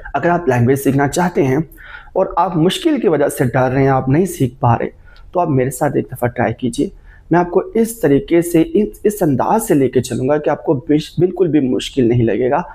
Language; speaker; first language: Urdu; native; Urdu